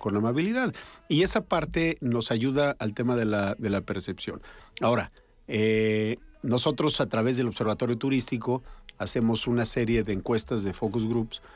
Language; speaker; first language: Spanish; native; Spanish